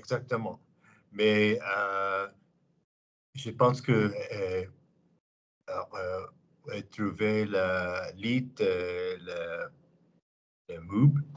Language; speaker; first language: French; non-native, learner; English